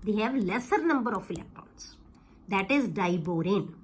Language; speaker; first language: English; non-native, local second language; Punjabi